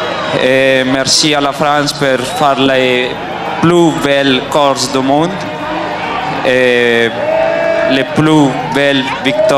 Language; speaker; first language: Italian; non-native, learner; Spanish